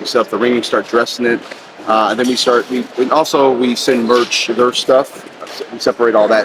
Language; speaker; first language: English; native; English